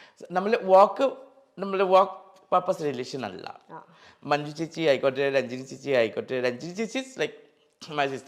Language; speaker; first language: Malayalam; non-native, fluent; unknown